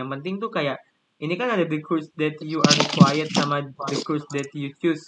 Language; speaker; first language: English; non-native, fluent; Indonesian